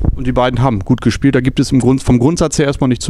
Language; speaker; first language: German; native; German